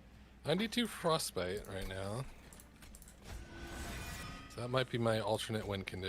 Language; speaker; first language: English; native; English